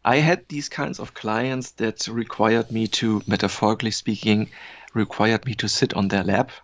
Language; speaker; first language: English; non-native, fluent; German